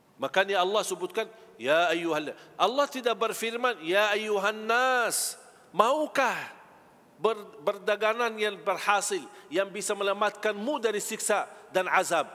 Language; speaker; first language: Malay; non-native, fluent; Arabic